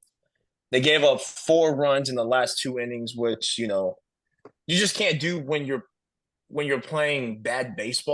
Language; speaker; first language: English; native; English